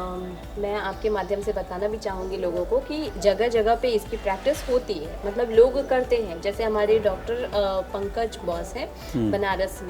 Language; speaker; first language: Hindi; native; Hindi